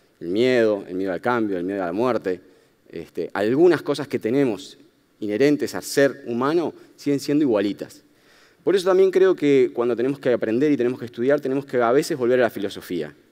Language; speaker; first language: Spanish; native; Spanish